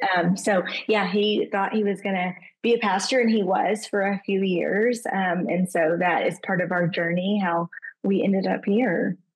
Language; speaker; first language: English; native; English